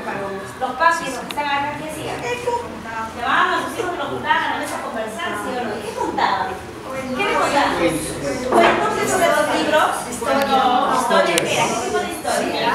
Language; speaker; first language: Spanish; native; Spanish